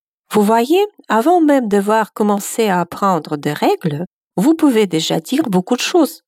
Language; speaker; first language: French; non-native, fluent; Russian